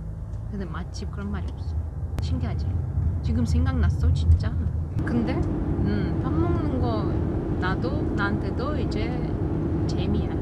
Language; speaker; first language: Korean; non-native, learner; Russian